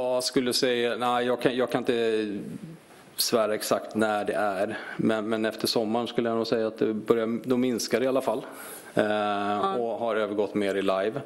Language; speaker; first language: Swedish; native; Swedish